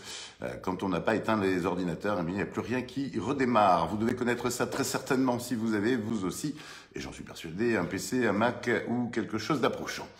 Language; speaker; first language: French; native; French